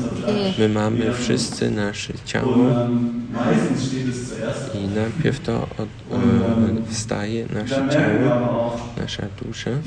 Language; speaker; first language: Polish; early bilingual, heritage; Polish